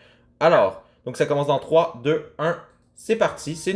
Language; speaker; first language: French; native; French